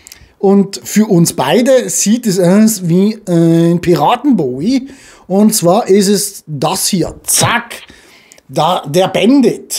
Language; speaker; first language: German; native; German